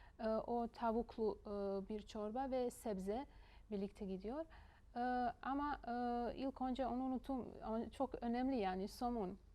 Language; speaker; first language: Turkish; non-native, fluent; Bosnian